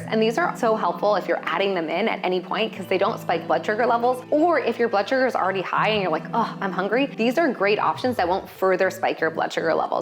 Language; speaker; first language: English; native; English